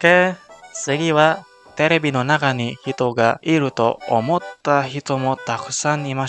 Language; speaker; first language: Japanese; non-native, learner; Indonesian